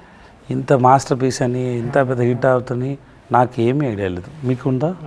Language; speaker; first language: Telugu; non-native, local second language; Tamil